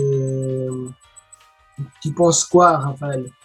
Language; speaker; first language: French; non-native, learner; Spanish